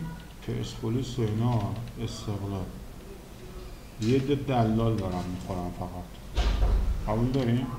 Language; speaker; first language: Persian; native; Persian